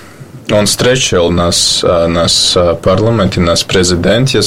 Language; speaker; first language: Russian; non-native, learner; Latvian